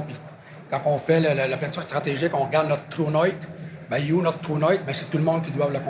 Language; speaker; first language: French; native; French